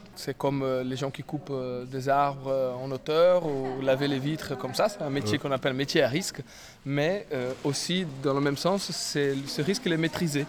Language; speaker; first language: French; non-native, fluent; Portuguese